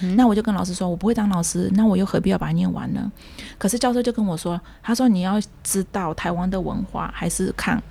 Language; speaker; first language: Chinese; early bilingual, heritage; Chinese